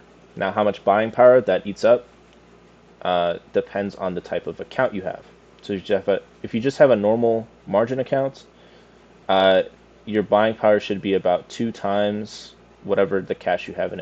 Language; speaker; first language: English; native; English